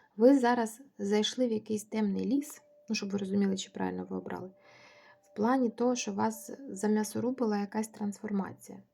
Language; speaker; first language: Ukrainian; non-native, local second language; Russian